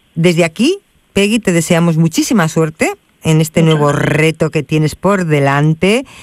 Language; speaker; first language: Spanish; native; Spanish